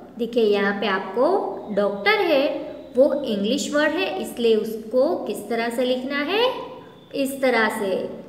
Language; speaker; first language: Hindi; non-native, local second language; Gujarati